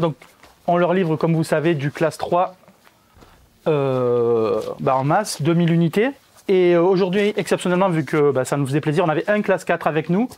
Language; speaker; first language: French; native; French